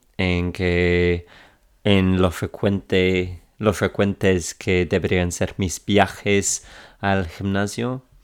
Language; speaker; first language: Spanish; non-native, fluent; English